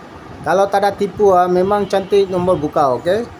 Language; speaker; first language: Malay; non-native, learner; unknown